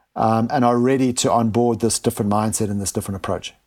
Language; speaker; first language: English; native; English